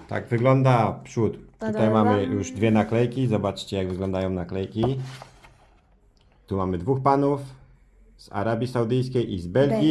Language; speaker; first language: Polish; early bilingual, heritage; Polish